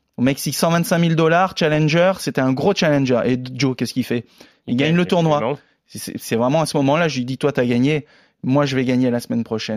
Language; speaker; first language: French; native; French